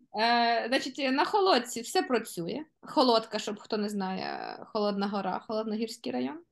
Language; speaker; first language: Ukrainian; non-native, local second language; Russian